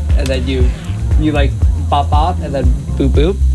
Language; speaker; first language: English; native; English